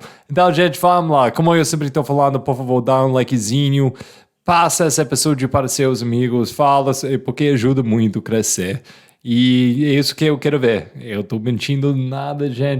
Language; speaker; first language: Portuguese; non-native, fluent; English